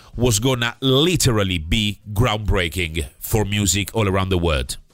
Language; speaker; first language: English; non-native, fluent; Italian